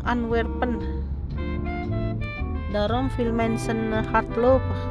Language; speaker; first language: Dutch; non-native, learner; Indonesian